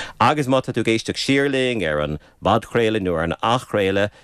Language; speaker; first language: Irish; native; Irish